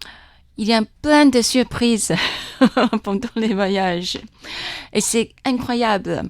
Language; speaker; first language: French; non-native, fluent; Chinese